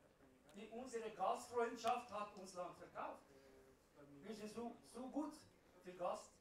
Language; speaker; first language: German; non-native, learner; Central Kurdish